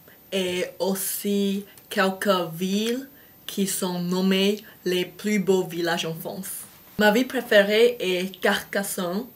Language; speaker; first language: French; non-native, fluent; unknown